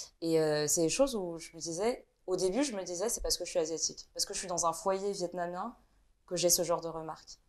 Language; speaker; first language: French; early bilingual, other home language; Vietnamese